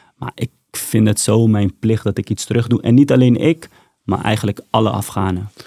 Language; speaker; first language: Dutch; early bilingual, other home language; Persian